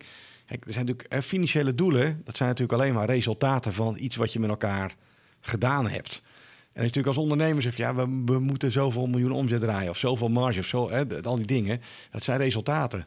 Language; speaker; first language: Dutch; native; Dutch